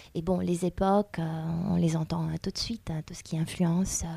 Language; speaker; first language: French; non-native, fluent; Romanian